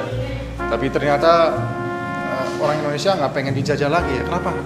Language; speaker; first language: Indonesian; non-native, fluent; Dutch